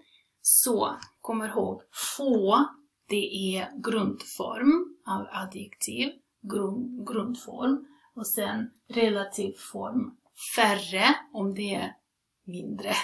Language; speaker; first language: Swedish; non-native, fluent; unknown